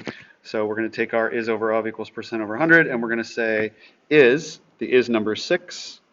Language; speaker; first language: English; native; English